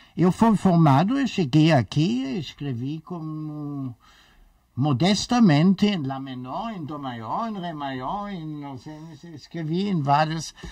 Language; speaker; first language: Portuguese; non-native, fluent; German